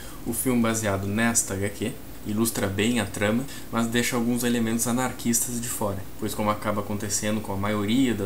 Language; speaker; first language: Portuguese; native; Portuguese